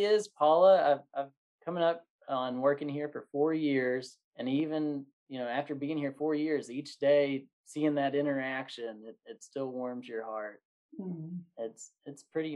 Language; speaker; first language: English; native; English